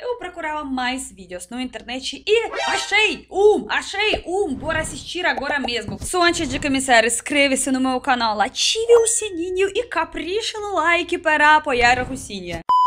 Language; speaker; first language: Portuguese; non-native, learner; Russian